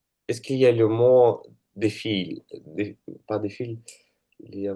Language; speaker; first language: French; non-native, learner; Russian